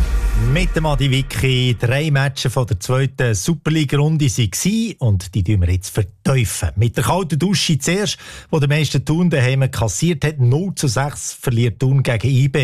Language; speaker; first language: German; native; German